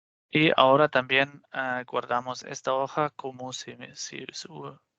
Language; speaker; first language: Spanish; non-native, fluent; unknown